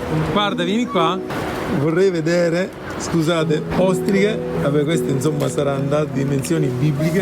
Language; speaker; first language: Italian; native; Italian